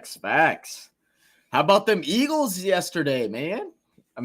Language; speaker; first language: English; native; English